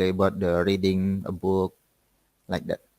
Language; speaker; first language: English; non-native, learner; Indonesian